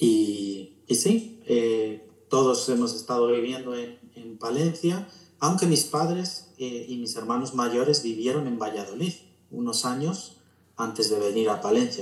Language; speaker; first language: English; non-native, fluent; Spanish